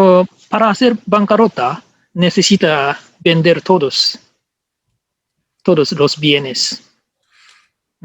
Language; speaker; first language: Spanish; non-native, learner; Japanese